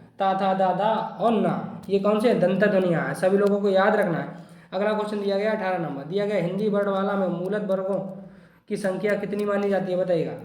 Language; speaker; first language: Hindi; native; Hindi